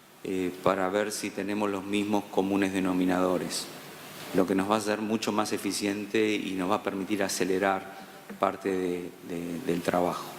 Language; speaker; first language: Spanish; native; Spanish